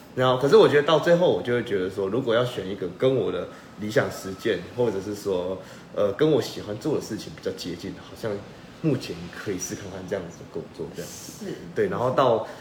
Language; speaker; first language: Chinese; native; Chinese